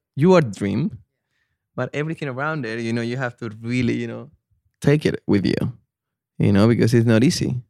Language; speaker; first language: English; non-native, fluent; Spanish